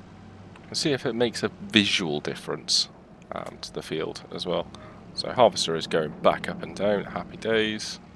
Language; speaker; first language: English; native; English